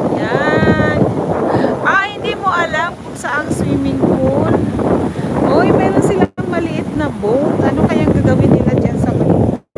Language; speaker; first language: Filipino; non-native, local second language; Cebuano